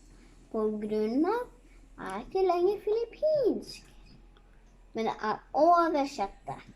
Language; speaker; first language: Norwegian; early bilingual, other home language; Filipino